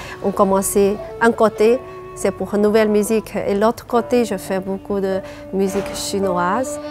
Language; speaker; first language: French; non-native, learner; Chinese